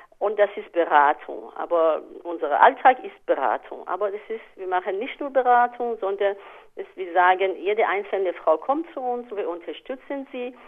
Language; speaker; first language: German; non-native, fluent; Persian